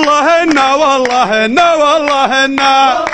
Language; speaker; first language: Arabic; native; Arabic